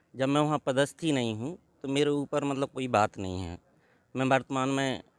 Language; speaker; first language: Hindi; native; Hindi